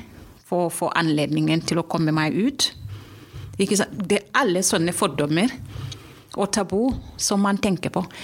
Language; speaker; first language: Norwegian; non-native, fluent; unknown